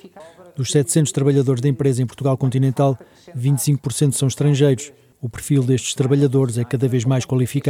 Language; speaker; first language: Portuguese; native; Portuguese